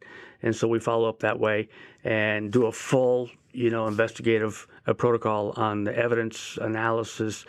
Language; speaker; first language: English; native; English